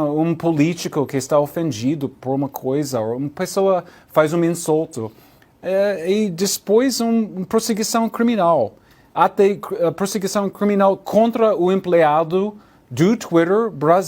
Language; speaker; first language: Portuguese; non-native, learner; English